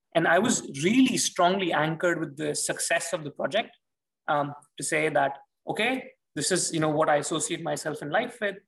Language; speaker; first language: English; non-native, local second language; Hindi